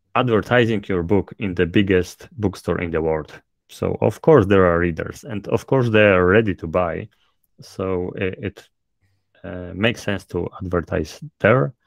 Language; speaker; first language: English; non-native, fluent; Polish